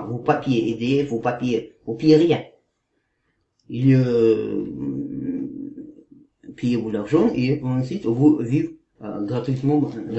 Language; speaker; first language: French; non-native, learner; Kazakh